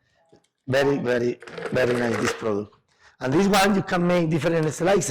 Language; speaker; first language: English; non-native, learner; Spanish